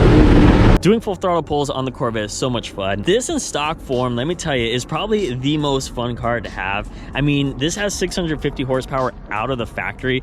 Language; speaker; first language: English; native; English